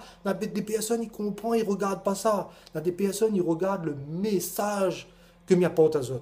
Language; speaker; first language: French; non-native, local second language; Réunion Creole French